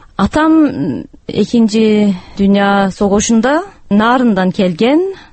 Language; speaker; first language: Kyrgyz; early bilingual, heritage; Kyrgyz